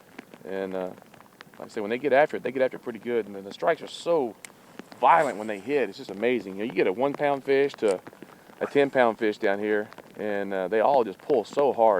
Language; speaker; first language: English; native; English